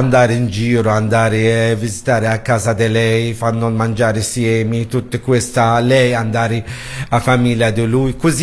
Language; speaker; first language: Italian; non-native, learner; Arabic